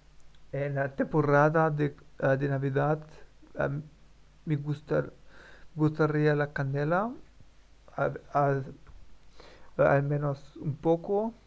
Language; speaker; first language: Spanish; non-native, learner; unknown